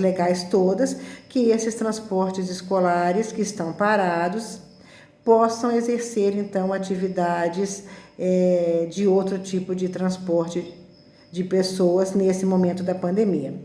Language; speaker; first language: Portuguese; native; Portuguese